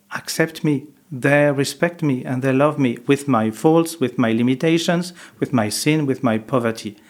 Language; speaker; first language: English; non-native, fluent; French